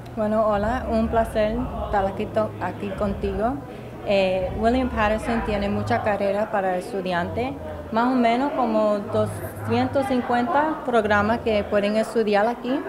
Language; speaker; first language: Spanish; early bilingual, heritage; Spanish